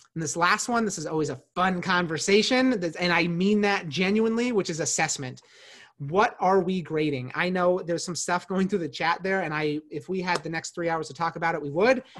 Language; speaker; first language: English; native; English